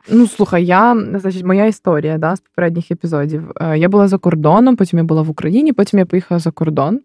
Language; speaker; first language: Ukrainian; native; Ukrainian